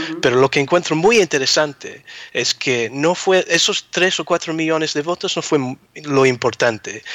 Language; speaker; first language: Spanish; early bilingual, heritage; Spanish